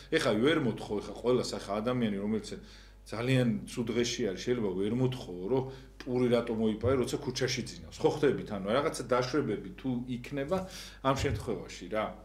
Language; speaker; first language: Georgian; native; Georgian